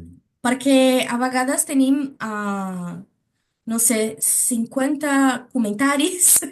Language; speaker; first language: Catalan; non-native, learner; Portuguese